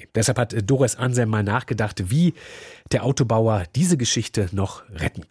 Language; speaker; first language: German; native; German